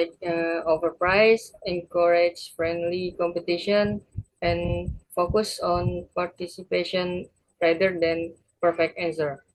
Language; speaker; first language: English; non-native, learner; Indonesian